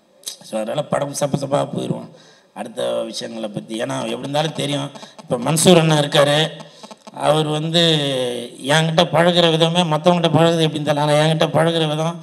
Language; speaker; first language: Tamil; native; Tamil